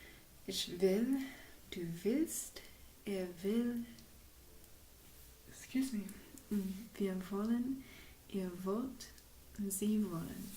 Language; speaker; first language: German; non-native, fluent; English